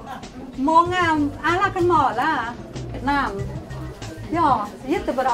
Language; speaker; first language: Swedish; non-native, learner; Vietnamese